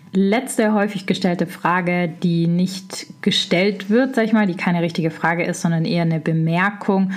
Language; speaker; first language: German; native; German